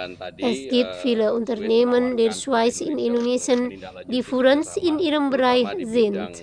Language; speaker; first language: German; non-native, learner; Indonesian